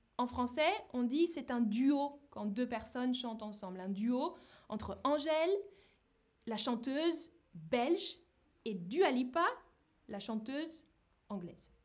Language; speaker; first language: French; native; French